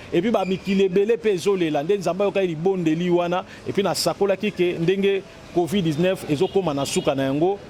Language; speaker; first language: Lingala; native; Lingala